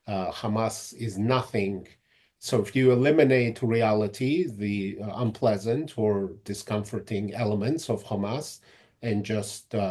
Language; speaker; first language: English; non-native, fluent; Georgian